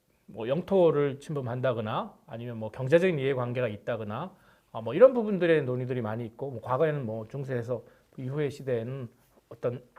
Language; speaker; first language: Korean; native; Korean